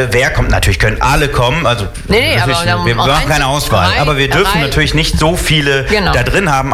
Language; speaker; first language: German; native; German